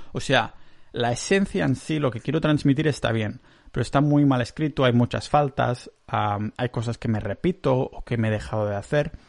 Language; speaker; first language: Spanish; non-native, local second language; Catalan